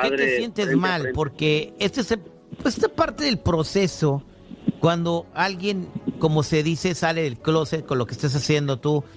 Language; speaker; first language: Spanish; native; Spanish